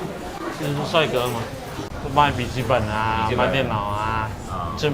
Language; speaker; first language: Chinese; native; Chinese